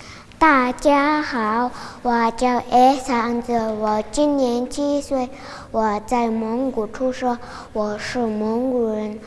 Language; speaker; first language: Chinese; non-native, learner; Mongolian